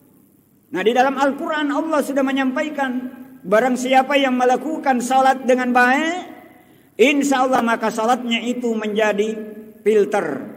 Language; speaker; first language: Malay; non-native, local second language; Buginese